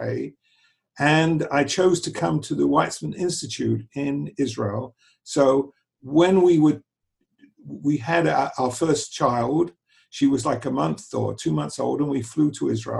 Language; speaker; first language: English; native; English